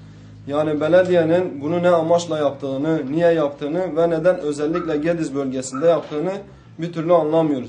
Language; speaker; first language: Turkish; native; Turkish